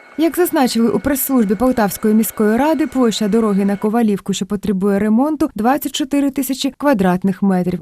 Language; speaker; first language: Ukrainian; native; Ukrainian